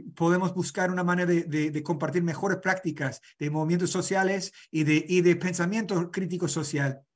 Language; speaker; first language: Spanish; non-native, fluent; English